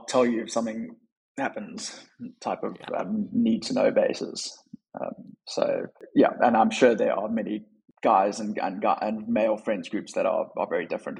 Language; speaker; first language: English; native; English